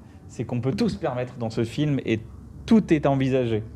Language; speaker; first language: French; native; French